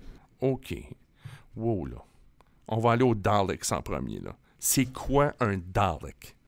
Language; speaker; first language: French; native; French